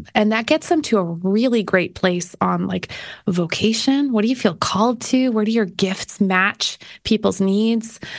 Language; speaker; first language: English; native; English